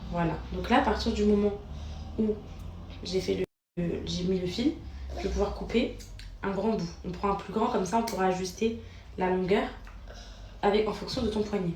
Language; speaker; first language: French; native; French